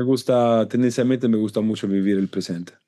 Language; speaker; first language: Spanish; non-native, learner; Italian